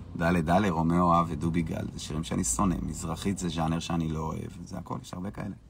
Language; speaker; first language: Hebrew; native; Hebrew